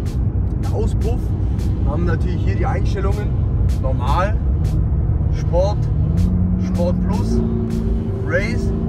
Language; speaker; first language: German; native; German